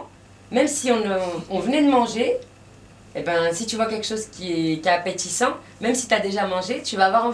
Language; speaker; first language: French; native; French